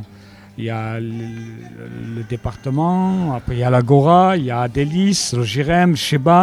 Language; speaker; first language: French; native; French